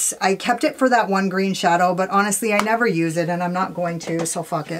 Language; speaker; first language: English; native; English